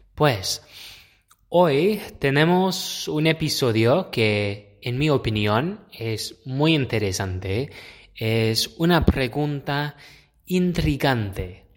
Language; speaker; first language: Spanish; non-native, fluent; English